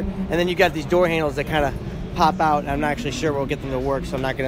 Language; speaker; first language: English; native; English